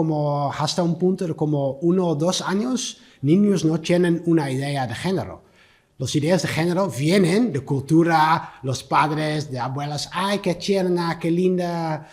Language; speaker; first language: Spanish; non-native, learner; Dutch